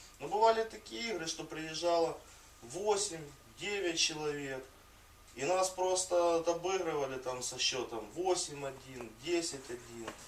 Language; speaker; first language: Russian; native; Russian